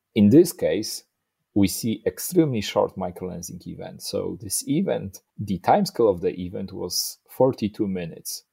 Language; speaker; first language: English; non-native, fluent; Polish